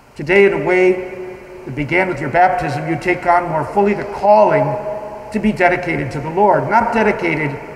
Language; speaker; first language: English; native; English